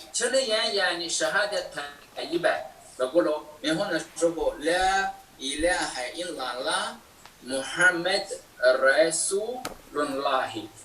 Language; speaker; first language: Arabic; non-native, fluent; Chinese